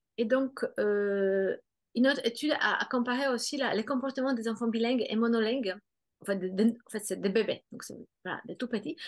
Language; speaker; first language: French; non-native, fluent; Polish